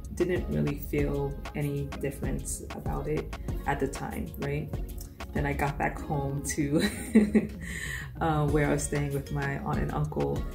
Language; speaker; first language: English; native; English